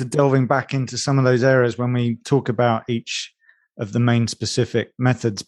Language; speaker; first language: English; native; English